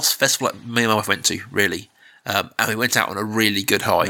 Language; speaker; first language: English; native; English